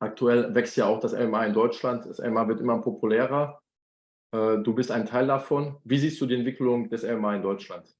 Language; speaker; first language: German; native; German